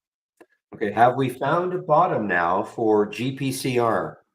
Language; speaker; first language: English; native; English